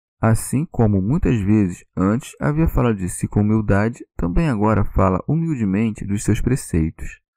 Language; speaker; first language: Portuguese; native; Portuguese